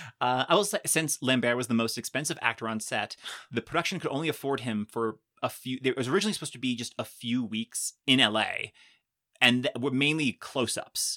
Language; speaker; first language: English; native; English